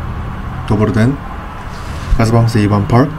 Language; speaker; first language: Bulgarian; non-native, learner; Korean